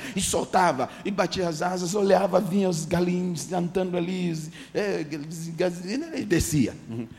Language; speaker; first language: Portuguese; non-native, fluent; English